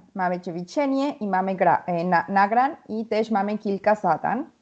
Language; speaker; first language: Polish; non-native, learner; Spanish